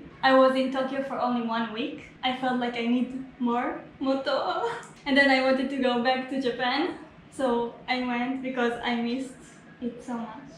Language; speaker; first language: English; non-native, fluent; Hebrew